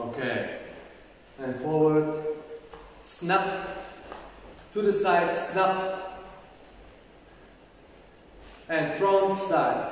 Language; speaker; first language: English; non-native, learner; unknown